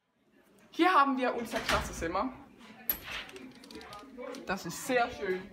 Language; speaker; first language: German; non-native, learner; Danish